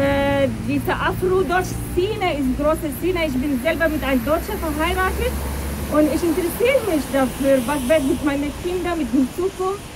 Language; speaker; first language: German; non-native, fluent; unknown